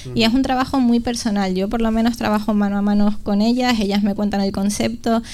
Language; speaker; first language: Spanish; native; Spanish